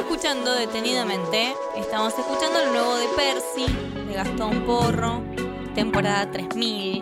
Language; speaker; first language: Spanish; native; Spanish